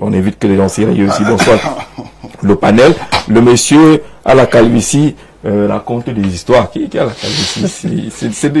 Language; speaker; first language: French; native; French